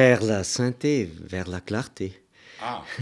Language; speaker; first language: French; non-native, local second language; German